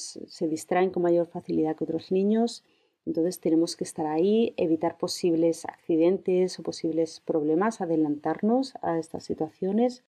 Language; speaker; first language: Spanish; native; Spanish